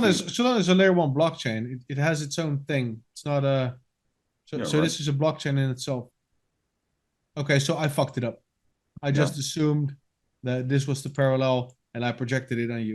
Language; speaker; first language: English; non-native, fluent; Dutch